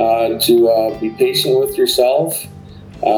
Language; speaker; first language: English; native; English